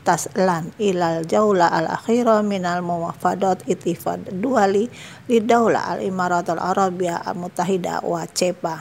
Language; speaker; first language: Arabic; non-native, fluent; Indonesian